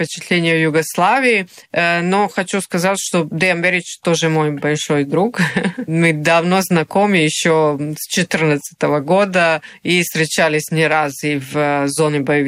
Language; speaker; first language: Russian; non-native, fluent; Serbian